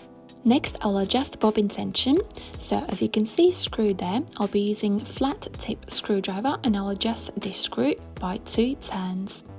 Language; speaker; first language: English; non-native, fluent; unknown